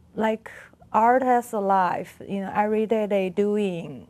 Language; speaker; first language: English; non-native, learner; Chinese